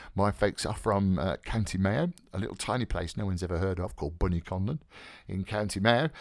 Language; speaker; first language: English; native; English